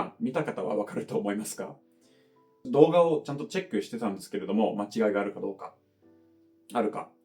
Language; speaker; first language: Japanese; non-native, fluent; English